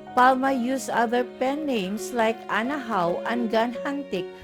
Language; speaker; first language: English; non-native, local second language; Filipino